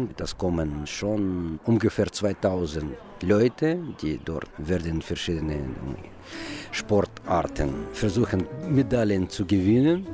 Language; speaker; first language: German; non-native, learner; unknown